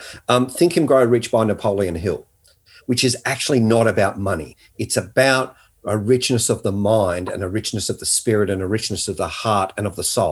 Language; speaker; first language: English; native; English